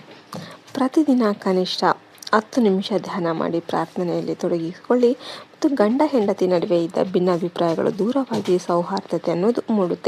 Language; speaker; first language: Kannada; native; Kannada